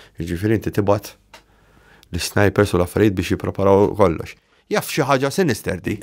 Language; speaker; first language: Maltese; native; Maltese